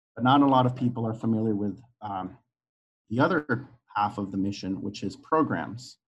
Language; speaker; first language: English; non-native, fluent; Spanish